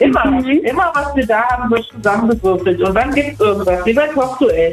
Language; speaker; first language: German; native; German